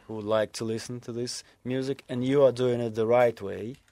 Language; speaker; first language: English; non-native, fluent; Russian